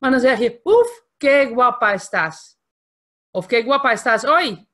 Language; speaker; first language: Spanish; non-native, fluent; Dutch